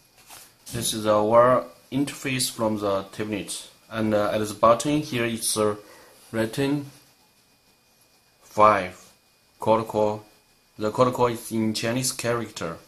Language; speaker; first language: English; non-native, learner; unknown